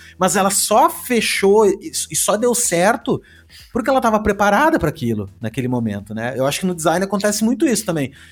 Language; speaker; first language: Portuguese; native; Portuguese